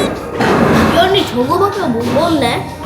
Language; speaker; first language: Korean; native; Korean